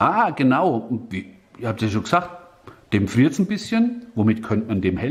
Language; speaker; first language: German; native; German